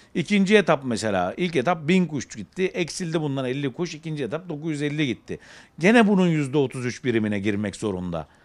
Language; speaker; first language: Turkish; native; Turkish